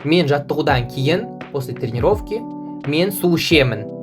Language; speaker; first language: Kazakh; non-native, learner; Russian